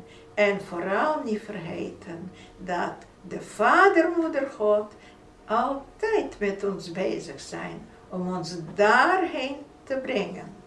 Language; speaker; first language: Dutch; non-native, fluent; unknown